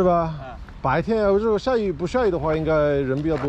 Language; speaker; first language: Chinese; non-native, fluent; English